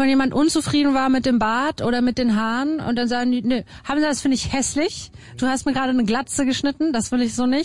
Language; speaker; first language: German; native; German